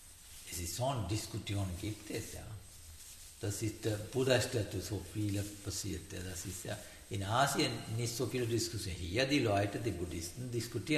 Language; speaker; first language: German; non-native, learner; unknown